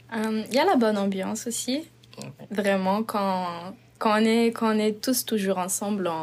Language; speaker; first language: French; non-native, local second language; Malagasy